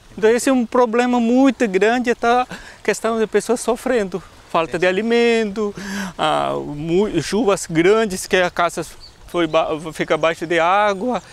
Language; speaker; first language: Portuguese; non-native, fluent; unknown